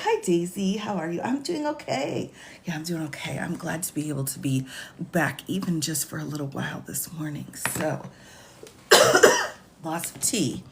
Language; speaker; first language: English; native; English